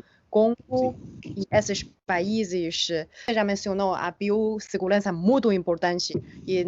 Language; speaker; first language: Portuguese; non-native, fluent; Chinese